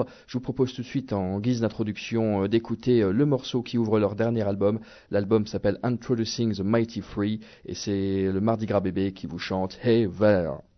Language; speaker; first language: French; native; French